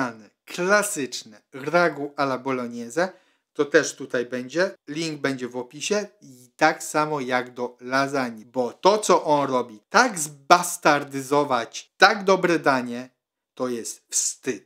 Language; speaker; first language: Polish; non-native, fluent; Italian